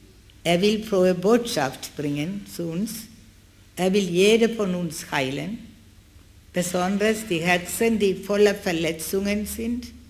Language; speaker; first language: German; non-native, fluent; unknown